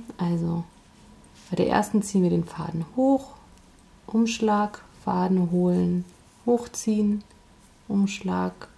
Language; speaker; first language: German; native; German